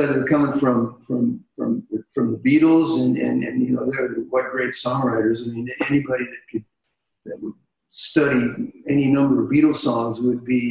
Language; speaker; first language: English; native; English